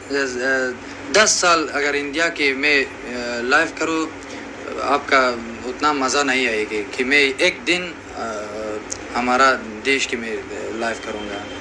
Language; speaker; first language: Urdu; non-native, learner; Persian